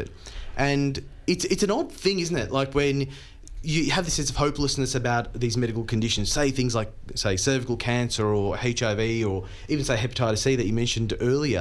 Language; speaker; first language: English; non-native, local second language; Hindi